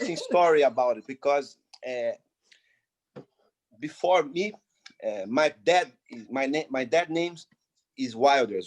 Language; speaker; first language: English; non-native, fluent; Portuguese